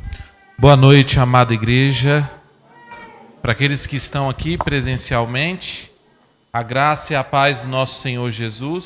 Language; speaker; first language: Portuguese; native; Portuguese